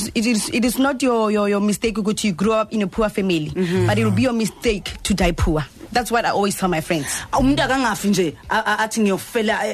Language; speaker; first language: Zulu; non-native, local second language; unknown